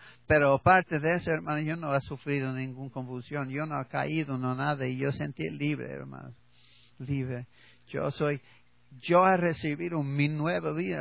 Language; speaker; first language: Spanish; non-native, learner; English